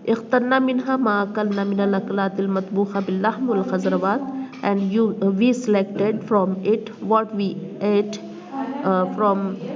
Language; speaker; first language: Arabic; non-native, fluent; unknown